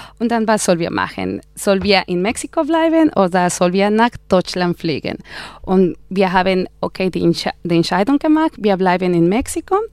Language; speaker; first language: German; non-native, learner; Spanish